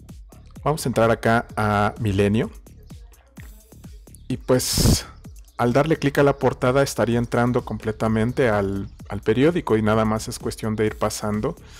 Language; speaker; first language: Spanish; native; Spanish